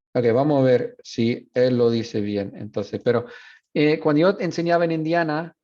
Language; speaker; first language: Spanish; non-native, fluent; English